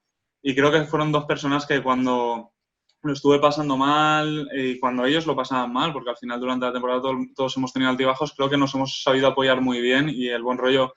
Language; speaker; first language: Spanish; non-native, local second language; Catalan